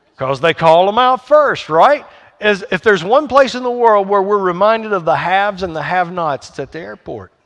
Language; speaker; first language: English; native; English